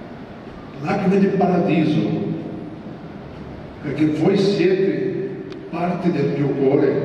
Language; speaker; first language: Italian; non-native, fluent; Portuguese